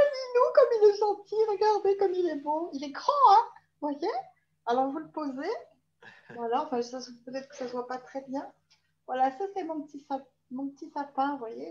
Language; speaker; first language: French; native; French